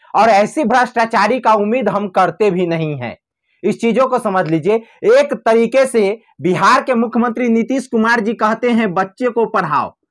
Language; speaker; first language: Hindi; native; Hindi